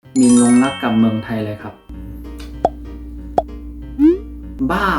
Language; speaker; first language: Thai; non-native, fluent; Korean